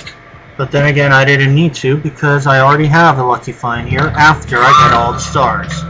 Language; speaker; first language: English; native; English